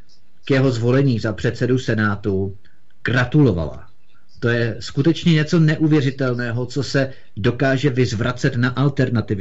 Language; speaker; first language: Czech; native; Czech